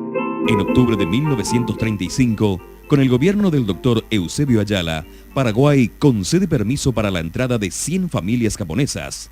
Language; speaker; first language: Spanish; native; Spanish